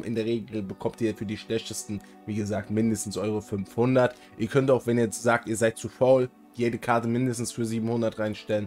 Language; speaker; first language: German; native; German